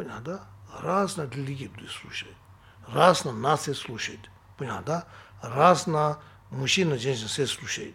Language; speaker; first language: Russian; non-native, learner; Tibetan